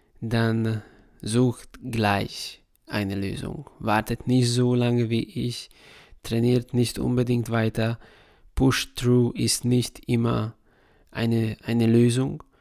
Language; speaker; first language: German; non-native, fluent; Hungarian